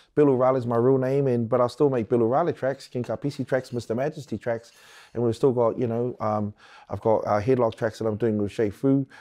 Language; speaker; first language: English; native; English